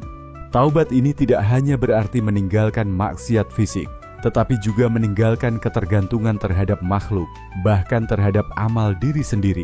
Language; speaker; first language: Indonesian; native; Indonesian